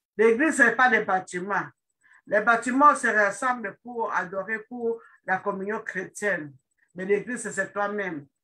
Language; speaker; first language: French; non-native, local second language; Lingala